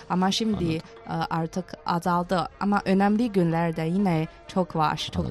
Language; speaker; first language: Turkish; non-native, fluent; Chinese